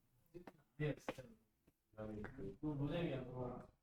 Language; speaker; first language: Korean; native; Korean